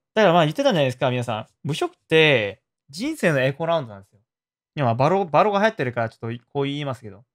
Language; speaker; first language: Japanese; non-native, fluent; Korean